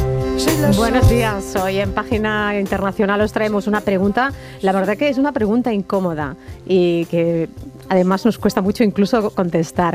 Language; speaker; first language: Spanish; native; Spanish